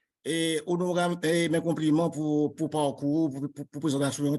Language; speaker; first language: French; non-native, local second language; Haitian Creole